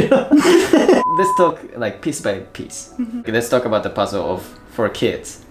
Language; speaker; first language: English; non-native, fluent; Japanese